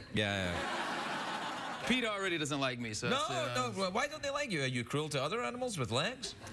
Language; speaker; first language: English; native; English